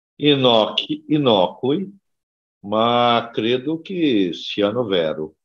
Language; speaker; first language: Italian; non-native, learner; Portuguese